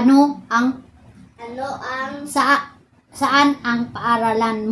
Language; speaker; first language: Filipino; non-native, local second language; Cebuano